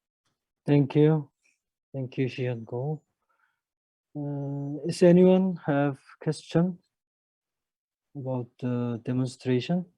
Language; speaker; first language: English; non-native, learner; Korean